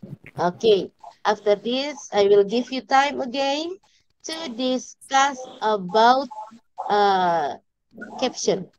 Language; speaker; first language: English; non-native, learner; Indonesian